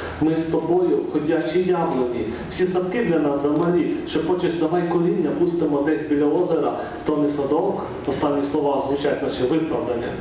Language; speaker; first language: Ukrainian; native; Ukrainian